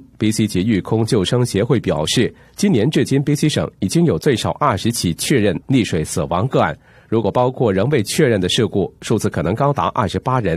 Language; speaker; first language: Chinese; native; Chinese